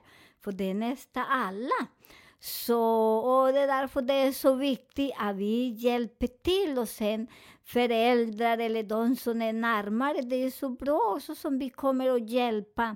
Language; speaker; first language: Swedish; non-native, learner; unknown